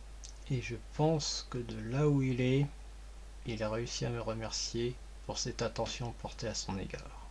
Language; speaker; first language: French; native; French